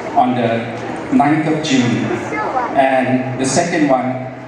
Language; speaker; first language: English; non-native, fluent; Thai